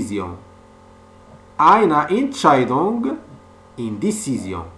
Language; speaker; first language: German; non-native, fluent; French